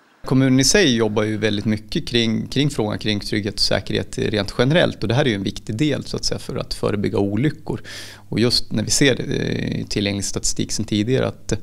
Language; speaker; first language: Swedish; native; Swedish